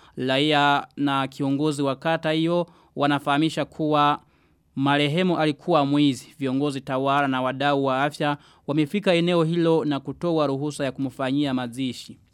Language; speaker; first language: Swahili; non-native, local second language; Rundi